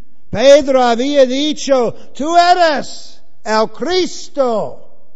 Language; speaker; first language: Spanish; non-native, fluent; English